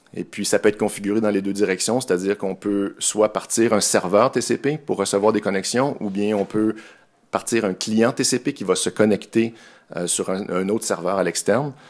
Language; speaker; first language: French; native; French